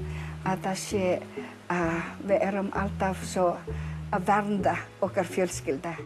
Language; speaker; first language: Icelandic; non-native, learner; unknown